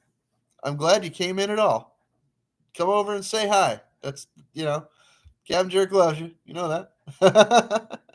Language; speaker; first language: English; native; English